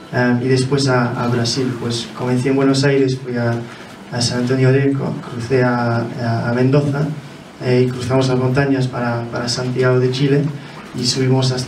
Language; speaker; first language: Spanish; non-native, fluent; English